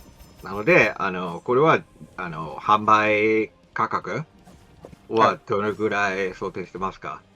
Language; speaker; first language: Japanese; non-native, fluent; English